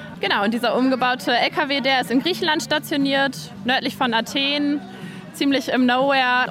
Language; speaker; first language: German; native; German